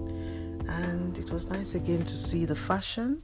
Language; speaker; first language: English; non-native, local second language; Yoruba